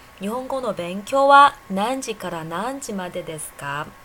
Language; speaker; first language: Japanese; non-native, fluent; Chinese